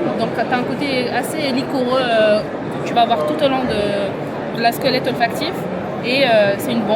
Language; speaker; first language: French; native; French